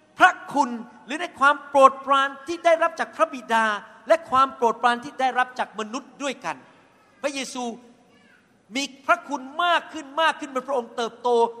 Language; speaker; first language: Thai; native; Thai